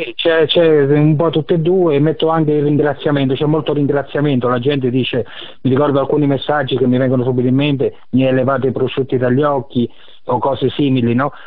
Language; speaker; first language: Italian; native; Italian